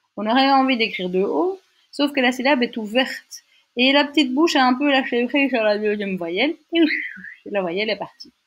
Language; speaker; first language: French; native; French